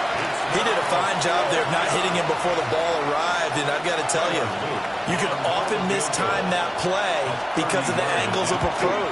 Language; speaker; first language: English; native; English